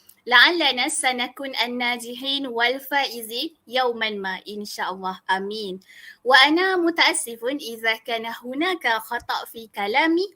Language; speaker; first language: Arabic; non-native, learner; Malay